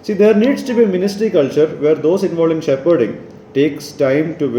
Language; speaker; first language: English; non-native, local second language; Malayalam